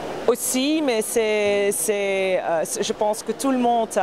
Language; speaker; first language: French; non-native, fluent; Dutch